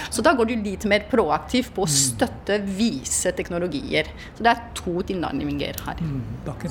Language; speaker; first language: Norwegian; non-native, fluent; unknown